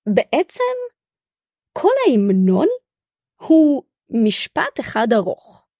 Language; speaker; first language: Hebrew; early bilingual, other home language; Russian